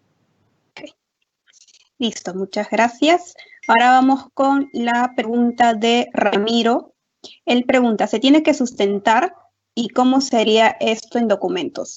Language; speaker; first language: Spanish; native; Spanish